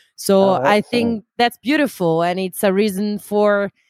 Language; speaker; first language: English; non-native, fluent; Italian